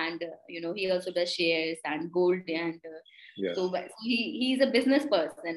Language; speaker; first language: English; non-native, local second language; Hindi